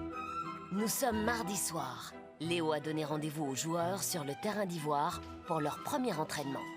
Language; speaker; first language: French; native; French